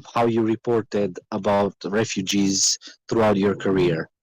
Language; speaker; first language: English; non-native, fluent; Romanian